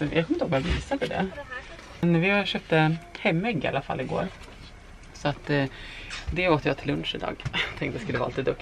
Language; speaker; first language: Swedish; native; Swedish